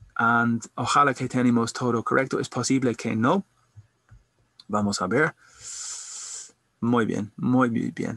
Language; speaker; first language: Spanish; non-native, learner; English